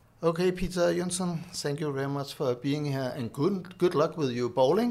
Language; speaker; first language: English; non-native, learner; Danish